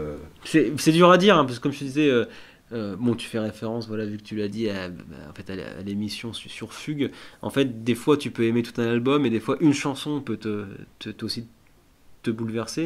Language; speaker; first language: French; native; French